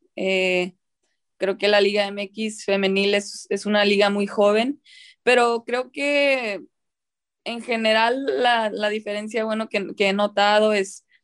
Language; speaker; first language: Spanish; early bilingual, heritage; Spanish